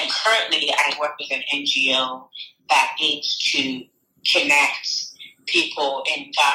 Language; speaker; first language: English; non-native, local second language; Akan